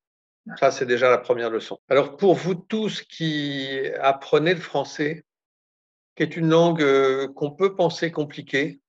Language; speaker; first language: French; native; French